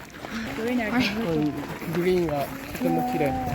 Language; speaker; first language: Japanese; non-native, fluent; Mizo